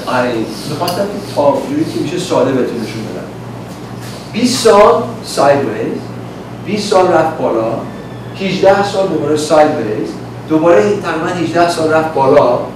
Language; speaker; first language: Persian; early bilingual, other home language; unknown